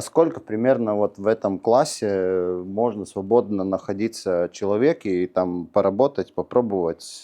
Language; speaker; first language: Russian; non-native, local second language; Latvian